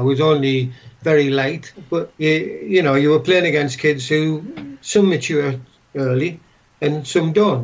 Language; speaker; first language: English; native; English